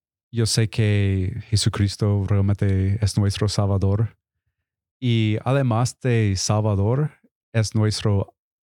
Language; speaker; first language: Spanish; non-native, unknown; English